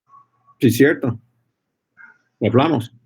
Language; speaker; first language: Spanish; non-native, fluent; English